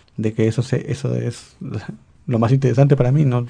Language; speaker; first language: Spanish; native; Spanish